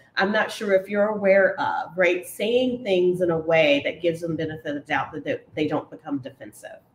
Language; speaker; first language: English; native; English